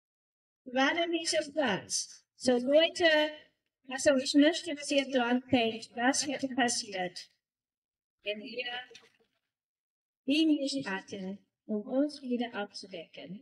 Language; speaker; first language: German; non-native, learner; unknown